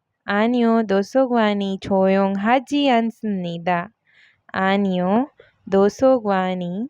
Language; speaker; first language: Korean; non-native, fluent; Hindi